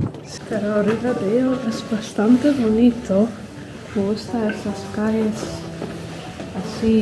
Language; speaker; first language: Spanish; non-native, fluent; Dutch